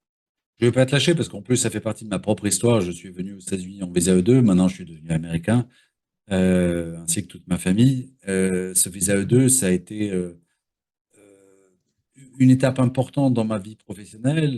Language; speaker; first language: French; native; French